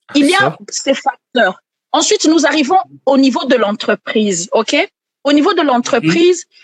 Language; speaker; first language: French; non-native, local second language; Lingala